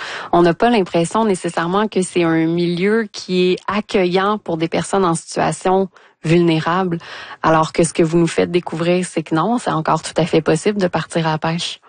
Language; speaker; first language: French; native; French